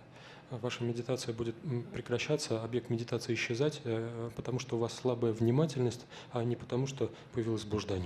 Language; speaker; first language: Russian; native; Russian